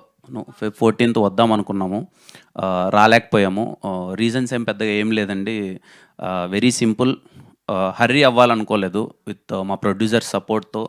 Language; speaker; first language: Telugu; native; Telugu